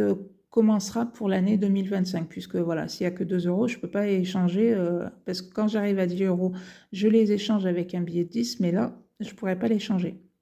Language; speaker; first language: French; native; French